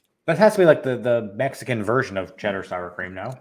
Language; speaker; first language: English; native; English